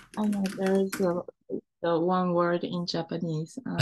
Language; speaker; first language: English; non-native, fluent; Japanese